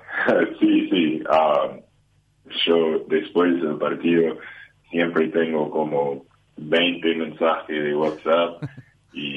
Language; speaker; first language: Spanish; non-native, learner; English